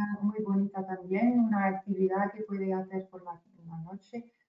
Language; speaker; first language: Spanish; non-native, fluent; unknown